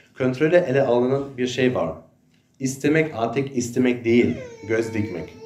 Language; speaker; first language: Turkish; non-native, fluent; German